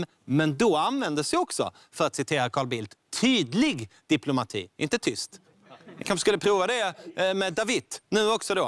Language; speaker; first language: Swedish; native; Swedish